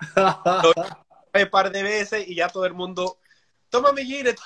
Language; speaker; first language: Spanish; early bilingual, heritage; Spanish